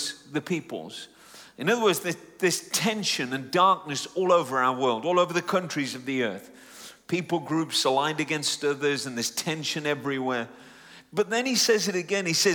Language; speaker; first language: English; native; English